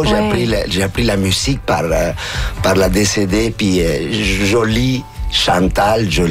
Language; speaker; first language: French; non-native, fluent; Spanish